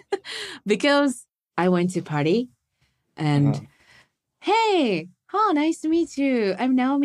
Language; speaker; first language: English; non-native, learner; Japanese